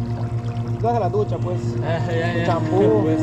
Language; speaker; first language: Spanish; native; Spanish